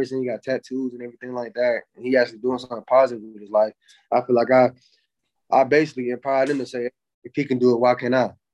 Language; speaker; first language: English; native; English